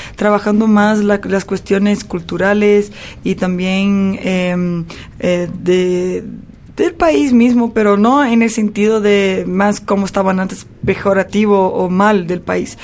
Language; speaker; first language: Spanish; non-native, fluent; Portuguese